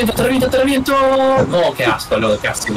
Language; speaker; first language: Spanish; native; Spanish